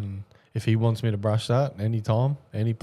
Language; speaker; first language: English; native; English